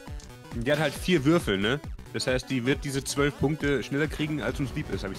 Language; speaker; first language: German; native; German